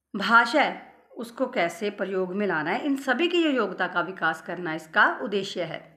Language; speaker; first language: Hindi; non-native, local second language; Punjabi